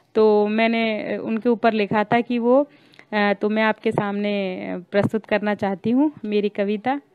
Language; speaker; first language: Hindi; native; Hindi